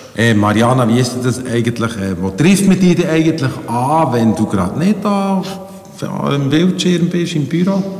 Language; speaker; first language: German; native; German